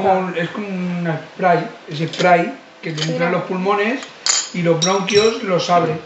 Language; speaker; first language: Spanish; native; Spanish